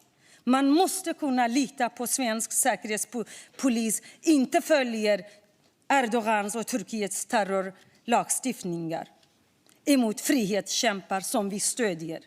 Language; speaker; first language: Swedish; non-native, fluent; Kurdish